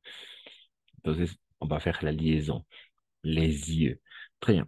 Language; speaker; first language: French; non-native, fluent; Spanish